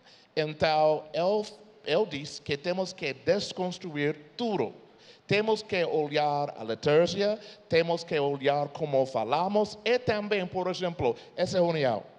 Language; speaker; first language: Portuguese; non-native, fluent; English